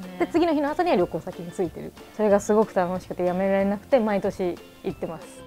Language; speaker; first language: Japanese; native; Japanese